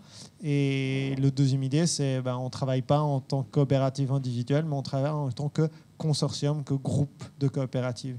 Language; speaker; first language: French; native; French